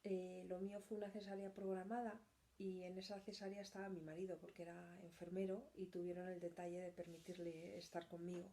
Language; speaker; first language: Spanish; native; Spanish